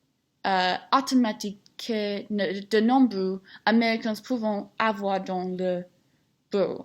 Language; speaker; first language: French; non-native, learner; English